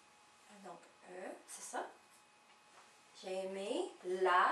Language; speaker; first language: French; native; French